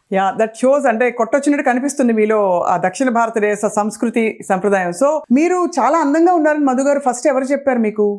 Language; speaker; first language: Telugu; native; Telugu